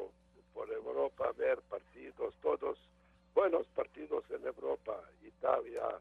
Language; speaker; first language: Spanish; non-native, learner; Serbian